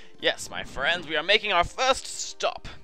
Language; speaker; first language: English; native; English